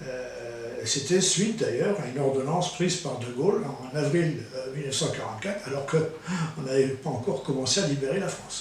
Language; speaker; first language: French; native; French